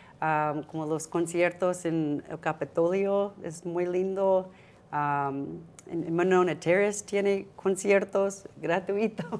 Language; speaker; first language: Spanish; non-native, fluent; English